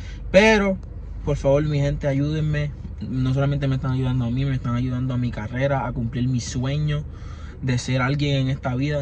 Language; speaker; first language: Spanish; early bilingual, heritage; Spanish